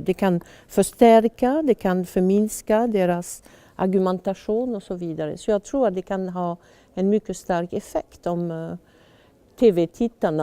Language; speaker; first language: Swedish; non-native, fluent; French